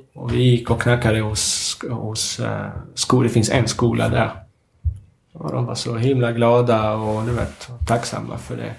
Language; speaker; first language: Swedish; non-native, fluent; Arabic